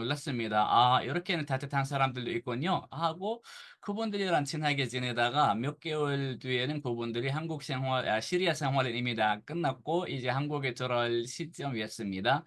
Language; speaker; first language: Korean; non-native, fluent; Arabic